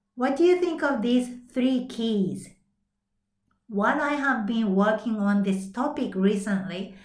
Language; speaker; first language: English; non-native, fluent; Japanese